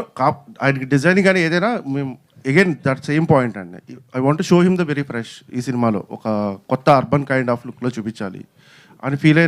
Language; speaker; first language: Telugu; native; Telugu